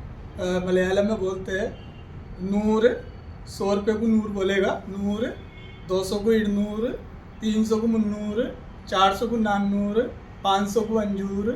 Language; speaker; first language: Hindi; native; Hindi